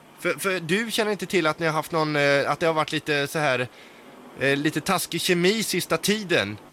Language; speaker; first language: Swedish; native; Swedish